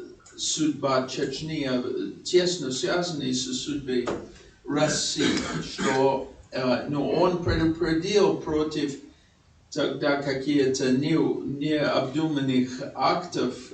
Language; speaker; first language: Russian; non-native, fluent; English